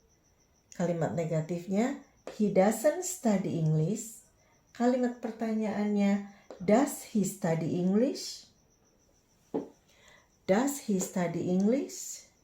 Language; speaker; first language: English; non-native, fluent; Indonesian